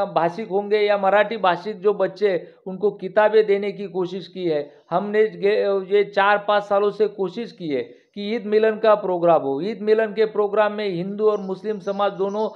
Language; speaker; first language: Hindi; non-native, local second language; Marathi